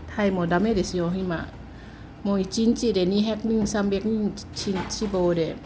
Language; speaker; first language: Japanese; non-native, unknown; Thai